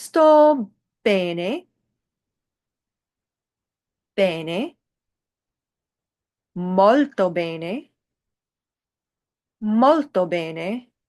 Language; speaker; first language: Italian; non-native, fluent; English